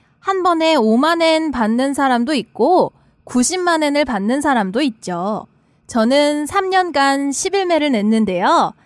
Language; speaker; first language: Korean; non-native, learner; Japanese